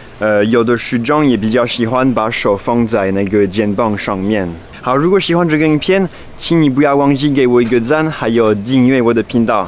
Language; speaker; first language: Chinese; non-native, fluent; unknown